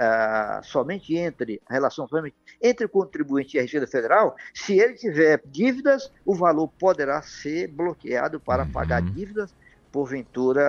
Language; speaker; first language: Portuguese; native; Portuguese